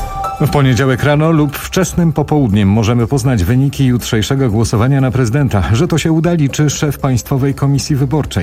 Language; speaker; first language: Polish; native; Polish